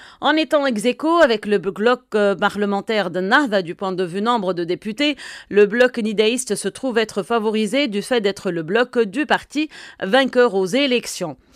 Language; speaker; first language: French; non-native, local second language; Arabic